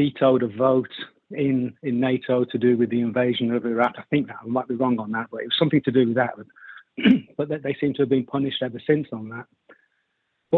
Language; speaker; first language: English; native; English